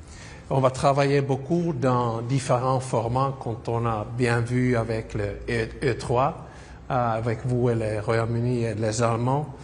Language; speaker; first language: French; non-native, fluent; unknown